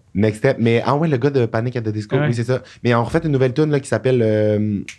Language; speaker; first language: French; native; French